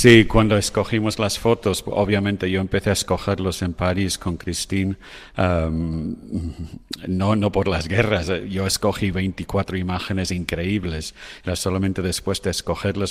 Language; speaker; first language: Spanish; non-native, fluent; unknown